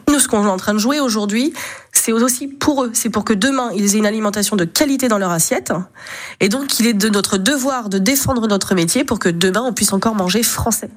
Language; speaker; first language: French; native; French